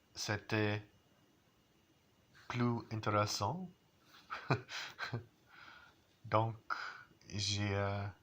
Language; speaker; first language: French; non-native, learner; English